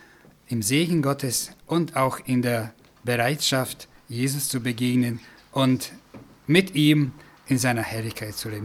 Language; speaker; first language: German; non-native, fluent; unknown